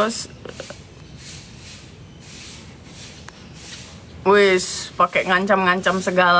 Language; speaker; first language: Indonesian; native; Indonesian